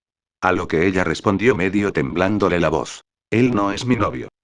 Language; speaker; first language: Spanish; native; Spanish